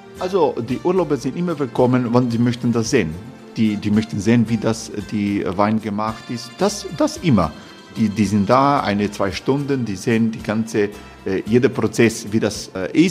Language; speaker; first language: German; non-native, learner; Croatian